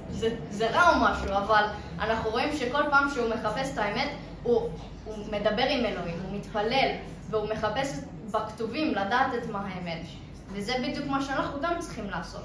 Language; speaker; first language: Hebrew; early bilingual, other home language; English